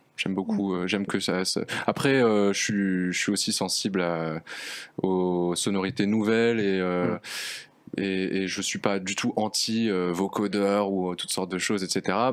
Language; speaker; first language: French; native; French